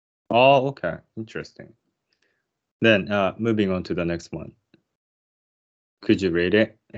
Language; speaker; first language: English; non-native, fluent; Japanese